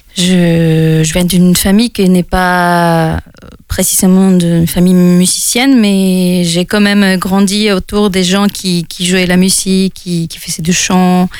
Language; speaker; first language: French; non-native, fluent; Spanish